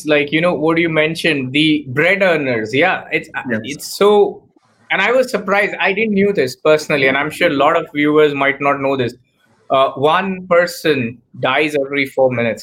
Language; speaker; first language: English; non-native, local second language; Hindi